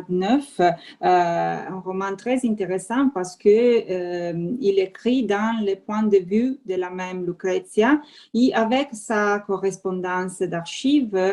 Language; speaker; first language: French; non-native, fluent; Italian